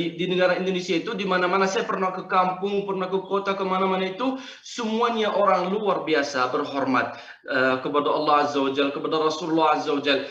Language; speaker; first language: Indonesian; non-native, fluent; Arabic